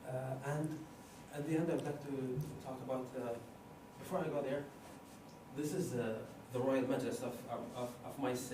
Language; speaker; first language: English; non-native, fluent; Arabic